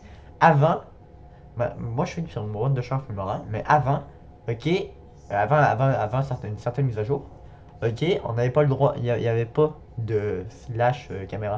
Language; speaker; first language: French; native; French